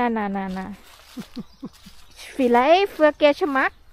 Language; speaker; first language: German; non-native, learner; Thai